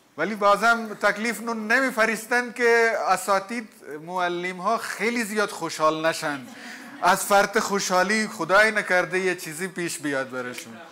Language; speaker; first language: Persian; non-native, fluent; Hindi